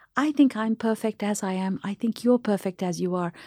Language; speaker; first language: English; non-native, local second language; Tamil